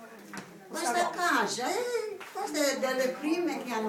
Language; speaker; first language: Italian; non-native, local second language; Sardinian